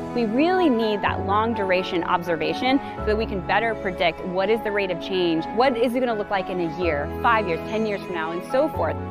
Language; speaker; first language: English; native; English